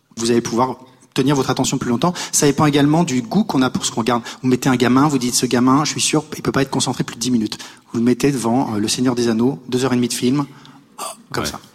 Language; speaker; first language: French; native; French